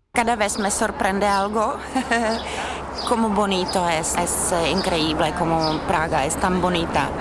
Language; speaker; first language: Spanish; non-native, fluent; Czech